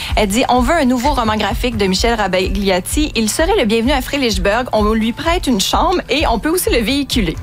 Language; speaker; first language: French; native; French